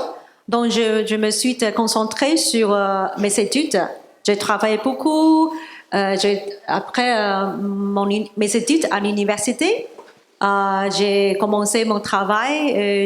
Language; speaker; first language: French; non-native, learner; Cantonese